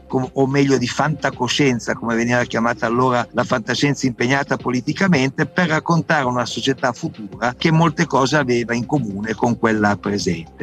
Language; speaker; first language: Italian; native; Italian